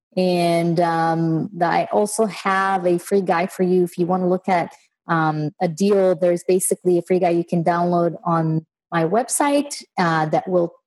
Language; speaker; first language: English; non-native, fluent; Hebrew